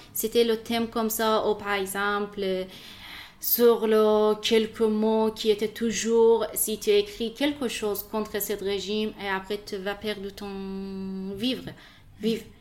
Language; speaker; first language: French; non-native, learner; Persian